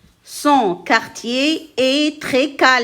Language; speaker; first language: French; non-native, local second language; Arabic